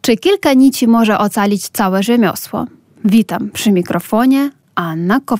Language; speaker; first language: Polish; non-native, fluent; Ukrainian